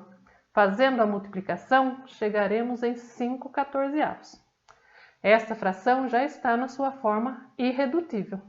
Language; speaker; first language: Portuguese; native; Portuguese